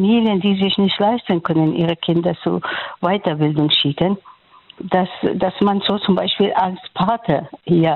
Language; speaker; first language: German; non-native, fluent; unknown